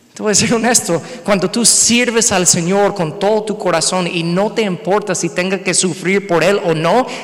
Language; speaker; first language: Spanish; non-native, fluent; English